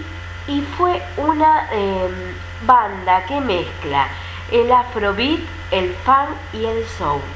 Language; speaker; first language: Spanish; native; Spanish